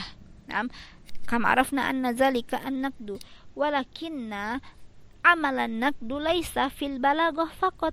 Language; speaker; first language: Arabic; non-native, fluent; Indonesian